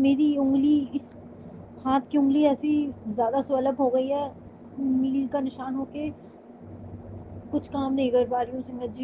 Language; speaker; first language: Hindi; native; Hindi